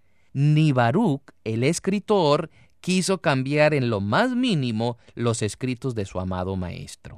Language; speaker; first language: Spanish; native; Spanish